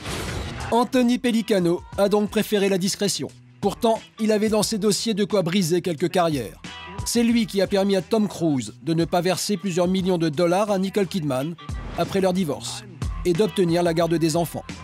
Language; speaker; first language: French; native; French